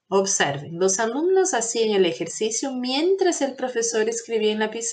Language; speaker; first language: Spanish; non-native, fluent; Portuguese